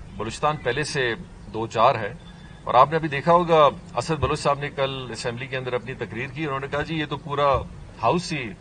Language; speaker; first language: Urdu; non-native, local second language; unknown